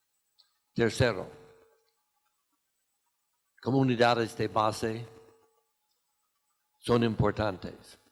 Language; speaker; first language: Spanish; non-native, fluent; English